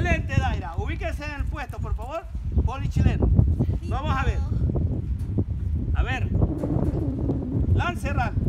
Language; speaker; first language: Spanish; native; Spanish